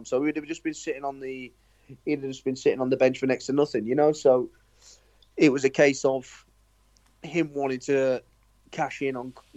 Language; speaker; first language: English; native; English